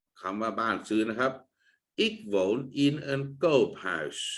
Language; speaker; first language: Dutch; non-native, fluent; Thai